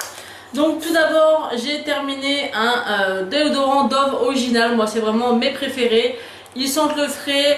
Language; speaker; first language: French; native; French